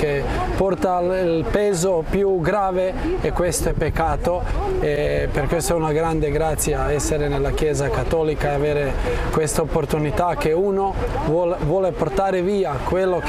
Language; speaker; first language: Italian; non-native, fluent; Croatian